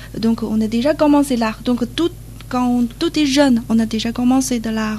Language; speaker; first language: French; non-native, learner; Chinese